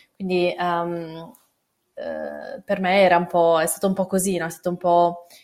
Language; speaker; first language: Italian; early bilingual, other home language; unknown